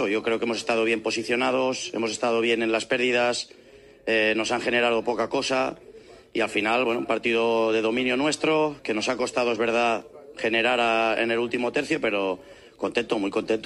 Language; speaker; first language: Spanish; native; Spanish